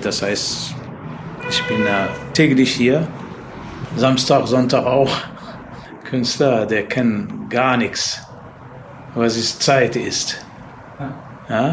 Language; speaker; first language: German; non-native, learner; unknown